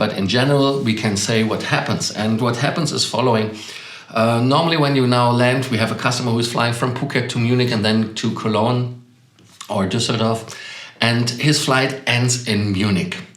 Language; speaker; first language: English; non-native, fluent; German